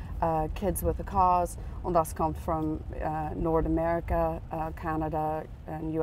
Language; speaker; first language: German; non-native, learner; English